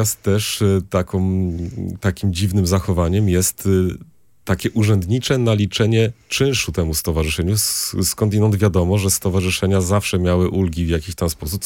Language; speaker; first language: Polish; native; Polish